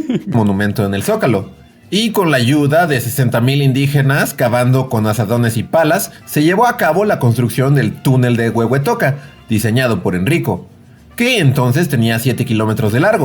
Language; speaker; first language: Spanish; native; Spanish